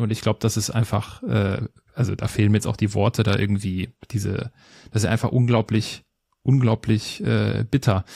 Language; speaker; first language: German; native; German